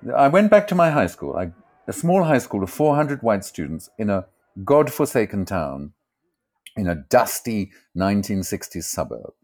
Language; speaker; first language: English; native; English